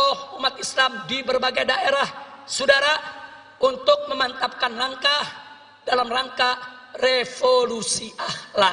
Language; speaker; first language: Indonesian; native; Indonesian